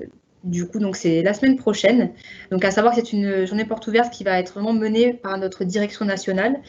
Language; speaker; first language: French; native; French